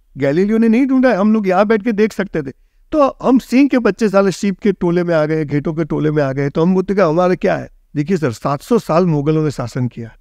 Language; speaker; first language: Hindi; non-native, local second language; Gujarati